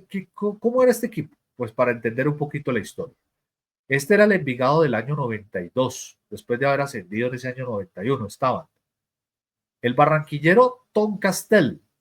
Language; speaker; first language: Spanish; native; Spanish